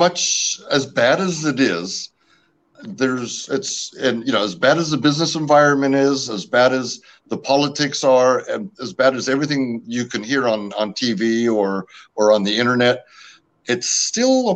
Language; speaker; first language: English; early bilingual, other home language; French